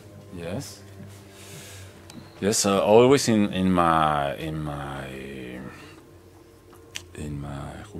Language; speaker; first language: English; non-native, learner; Spanish